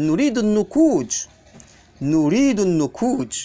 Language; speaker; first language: Arabic; non-native, fluent; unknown